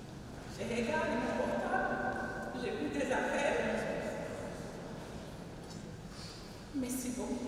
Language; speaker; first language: French; non-native, fluent; Portuguese